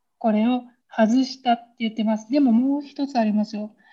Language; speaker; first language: Japanese; native; Japanese